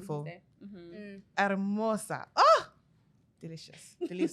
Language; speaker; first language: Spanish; non-native, learner; English